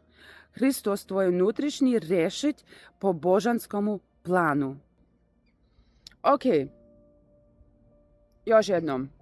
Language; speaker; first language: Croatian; non-native, learner; Russian